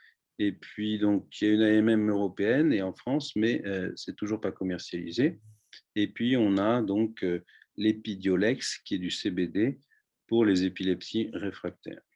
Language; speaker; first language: French; native; French